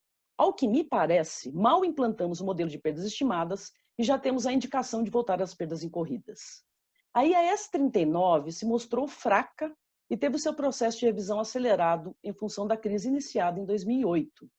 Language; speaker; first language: Portuguese; native; Portuguese